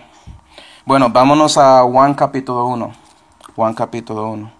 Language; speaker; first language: Spanish; non-native, fluent; English